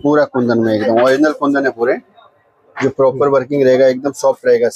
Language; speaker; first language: Hindi; non-native, local second language; Marathi